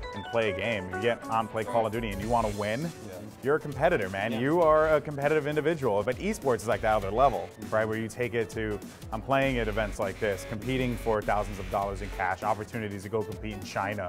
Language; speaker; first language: English; native; English